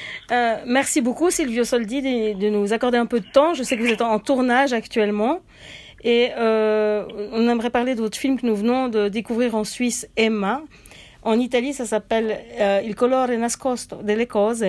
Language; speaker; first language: French; native; French